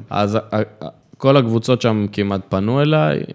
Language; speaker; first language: Hebrew; native; Hebrew